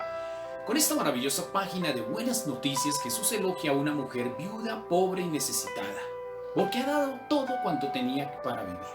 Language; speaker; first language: Spanish; native; Spanish